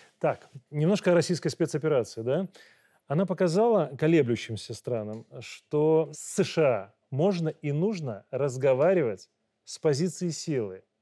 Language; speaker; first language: Russian; native; Russian